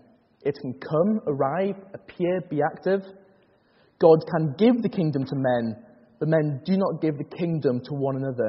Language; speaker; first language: English; native; English